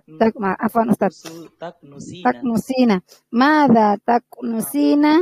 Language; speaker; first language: Arabic; non-native, learner; Indonesian